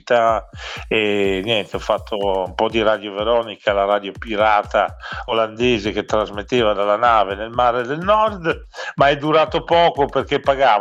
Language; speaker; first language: Italian; early bilingual, other home language; Dutch